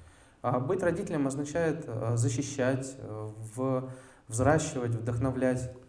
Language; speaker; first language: Russian; native; Russian